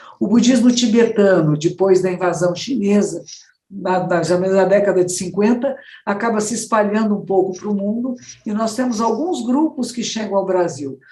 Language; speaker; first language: Portuguese; native; Portuguese